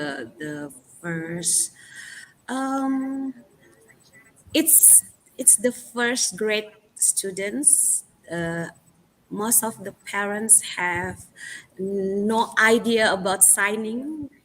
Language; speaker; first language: English; non-native, fluent; Indonesian